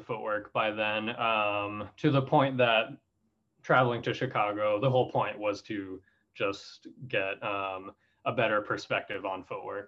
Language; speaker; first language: English; native; English